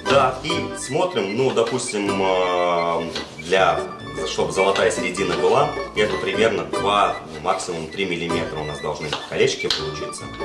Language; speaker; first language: Russian; native; Russian